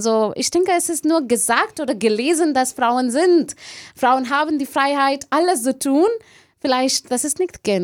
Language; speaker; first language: German; non-native, learner; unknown